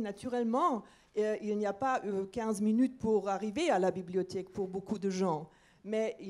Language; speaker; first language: French; non-native, fluent; German